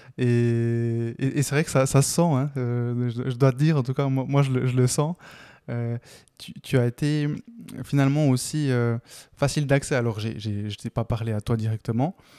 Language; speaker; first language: French; early bilingual, other home language; Spanish